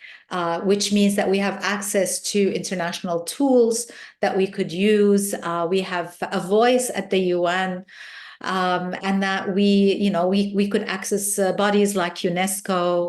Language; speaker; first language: English; non-native, fluent; Arabic